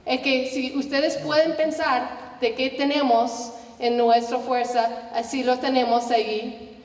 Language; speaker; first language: Spanish; non-native, learner; English